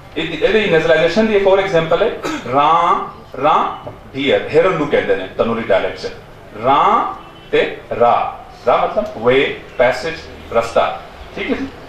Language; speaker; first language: Punjabi; non-native, local second language; Pashto